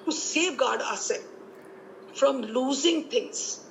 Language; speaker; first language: English; non-native, local second language; Punjabi